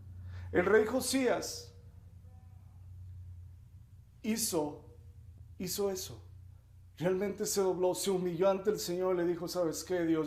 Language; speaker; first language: Spanish; native; Spanish